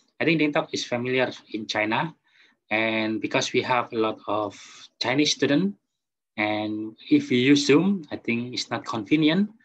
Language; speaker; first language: English; non-native, fluent; Indonesian